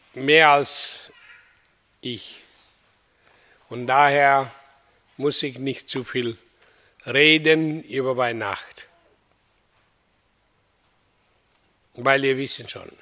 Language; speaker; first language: German; non-native, learner; Hindi